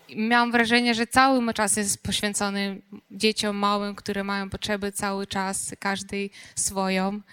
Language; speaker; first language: Polish; non-native, fluent; Ukrainian